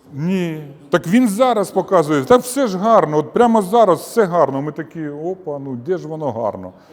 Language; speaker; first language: Ukrainian; non-native, local second language; Russian